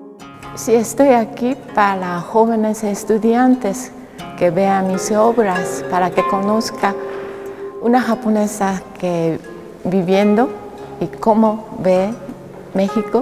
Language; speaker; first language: Spanish; non-native, learner; Japanese